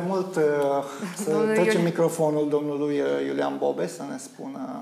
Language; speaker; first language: Romanian; native; Romanian